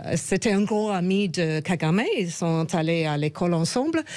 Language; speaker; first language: French; non-native, fluent; English